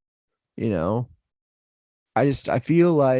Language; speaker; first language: English; native; English